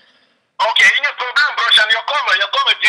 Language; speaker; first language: Swedish; non-native, fluent; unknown